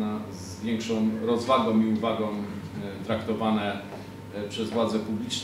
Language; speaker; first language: Polish; native; Polish